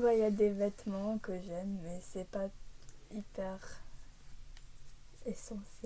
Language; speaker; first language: French; early bilingual, heritage; English